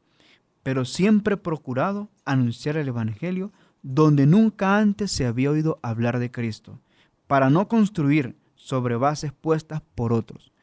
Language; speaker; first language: Spanish; native; Spanish